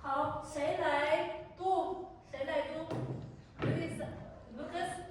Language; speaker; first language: Chinese; non-native, fluent; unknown